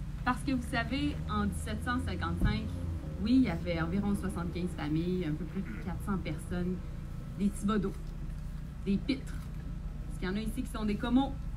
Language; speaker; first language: French; native; French